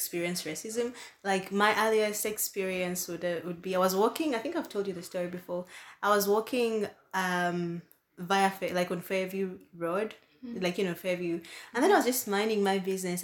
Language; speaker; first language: English; non-native, local second language; Ganda